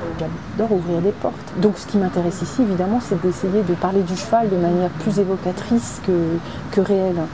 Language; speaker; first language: French; native; French